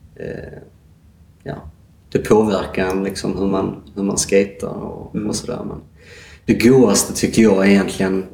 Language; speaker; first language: Swedish; native; Swedish